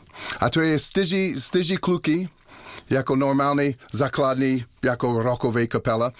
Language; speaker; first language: Czech; non-native, learner; English